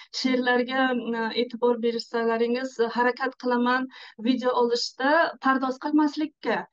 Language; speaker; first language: Uzbek; non-native, local second language; Tajik